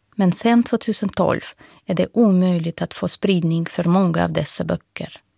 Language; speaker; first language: Swedish; non-native, fluent; Russian